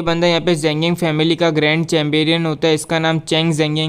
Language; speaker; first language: Hindi; native; Hindi